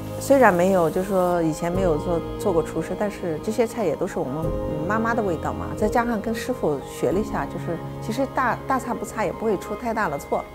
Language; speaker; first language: Chinese; native; Chinese